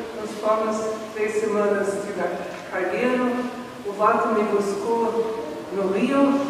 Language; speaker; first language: Portuguese; non-native, fluent; German